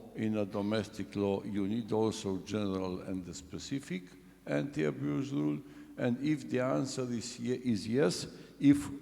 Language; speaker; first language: English; non-native, fluent; Romanian